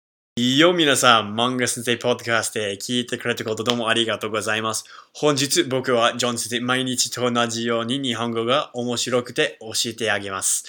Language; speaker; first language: Japanese; non-native, fluent; English